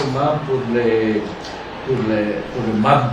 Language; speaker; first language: French; non-native, fluent; Italian